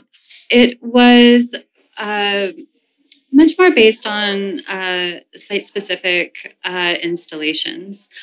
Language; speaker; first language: English; native; English